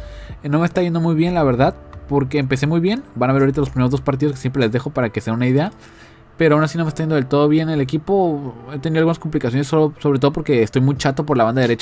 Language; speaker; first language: Spanish; native; Spanish